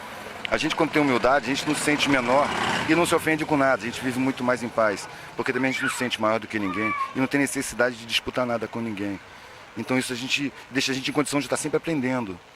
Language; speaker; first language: Portuguese; native; Portuguese